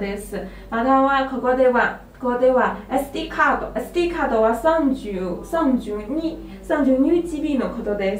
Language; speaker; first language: Japanese; non-native, learner; Chinese